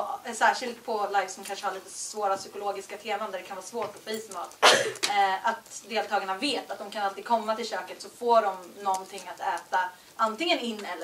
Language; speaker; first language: Swedish; native; Swedish